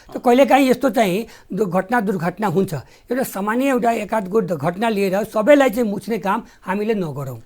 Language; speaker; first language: Nepali; non-native, local second language; Bhojpuri